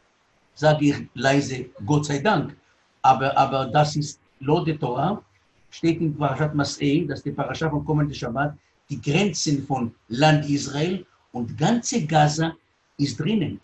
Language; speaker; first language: German; non-native, learner; Hebrew